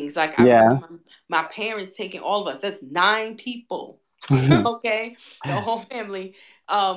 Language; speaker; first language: English; native; English